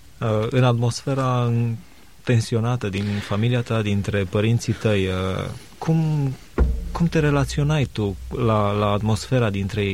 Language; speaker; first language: Romanian; native; Romanian